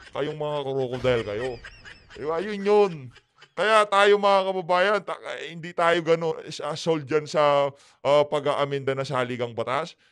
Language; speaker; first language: Filipino; native; Filipino